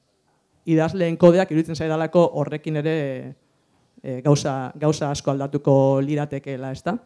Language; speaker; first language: Basque; native; Basque